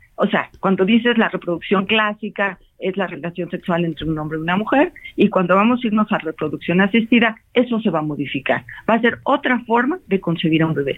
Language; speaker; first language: Spanish; native; Spanish